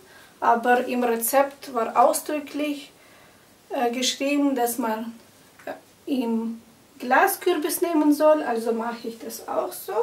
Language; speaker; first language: German; non-native, fluent; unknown